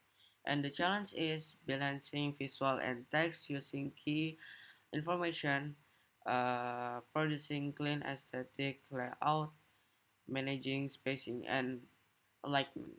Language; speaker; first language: English; non-native, learner; Indonesian